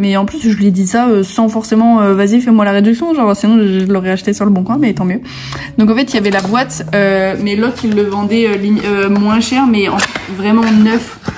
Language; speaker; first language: French; native; French